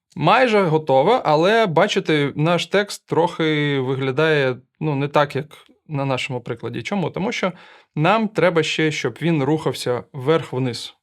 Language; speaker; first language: Ukrainian; non-native, local second language; Russian